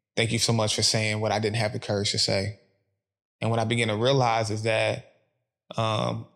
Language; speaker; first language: English; native; English